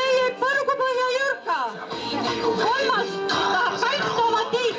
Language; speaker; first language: Estonian; native; Estonian